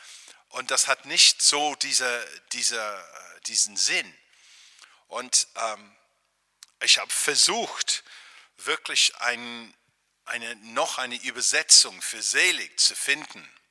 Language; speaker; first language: German; non-native, fluent; English